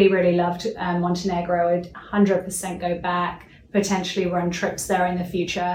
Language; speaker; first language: English; native; English